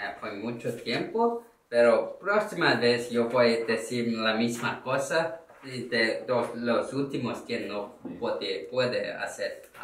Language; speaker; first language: Spanish; non-native, learner; Korean